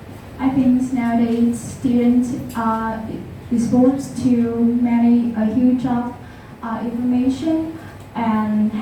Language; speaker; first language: English; non-native, learner; Vietnamese